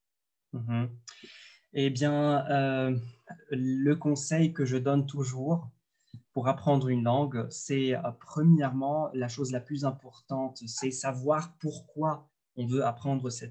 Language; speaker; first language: French; non-native, local second language; Arabic